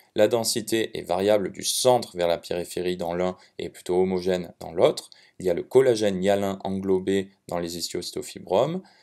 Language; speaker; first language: French; native; French